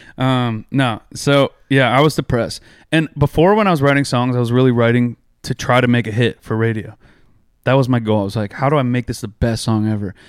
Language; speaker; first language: English; native; English